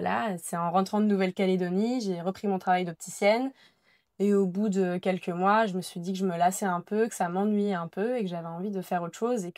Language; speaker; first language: French; native; French